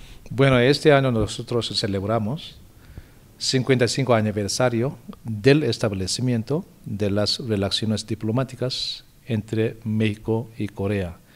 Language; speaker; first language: Spanish; non-native, fluent; Korean